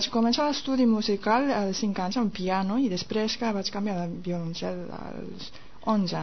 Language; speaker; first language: Catalan; non-native, fluent; Japanese